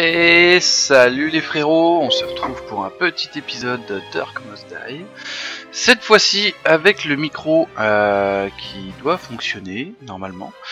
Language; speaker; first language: French; native; French